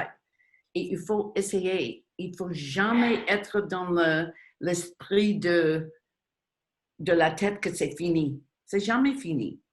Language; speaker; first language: French; non-native, local second language; English